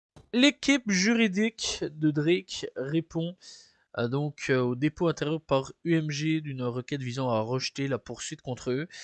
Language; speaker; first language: French; native; French